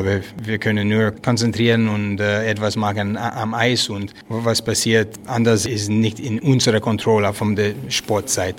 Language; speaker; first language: German; non-native, learner; French